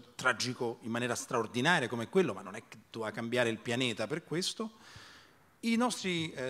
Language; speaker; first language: Italian; native; Italian